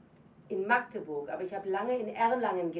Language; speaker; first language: German; native; German